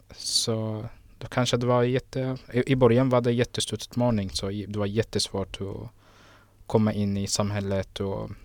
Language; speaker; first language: Swedish; non-native, fluent; Somali